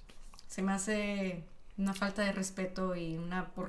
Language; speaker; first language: Spanish; native; Spanish